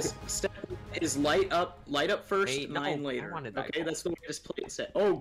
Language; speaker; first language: English; native; English